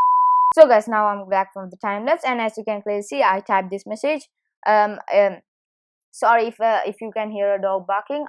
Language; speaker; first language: English; non-native, fluent; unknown